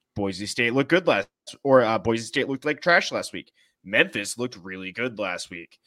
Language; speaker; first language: English; native; English